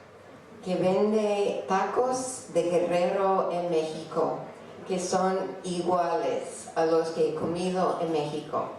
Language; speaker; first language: Spanish; non-native, fluent; English